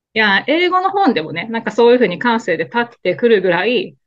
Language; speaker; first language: Japanese; native; Japanese